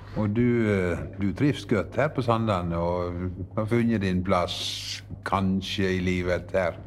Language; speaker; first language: Norwegian; native; Norwegian